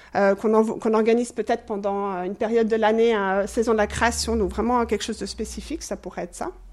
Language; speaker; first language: French; non-native, fluent; English